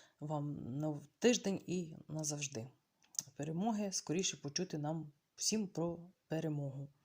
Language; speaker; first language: Ukrainian; native; Ukrainian